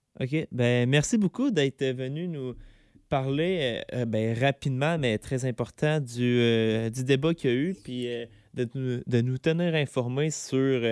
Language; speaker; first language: French; native; French